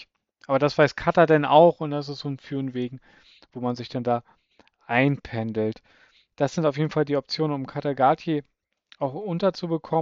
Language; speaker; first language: German; native; German